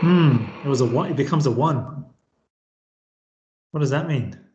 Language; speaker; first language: English; native; English